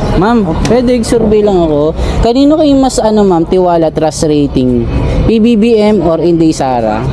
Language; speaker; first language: Filipino; native; Filipino